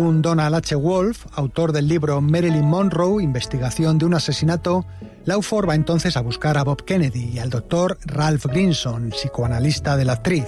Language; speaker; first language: Spanish; native; Spanish